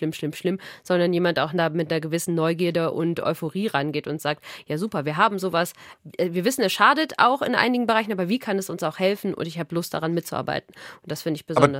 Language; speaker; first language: German; native; German